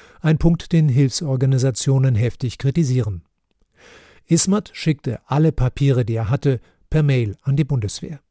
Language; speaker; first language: German; native; German